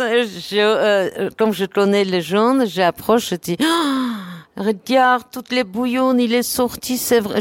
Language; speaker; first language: French; non-native, learner; Armenian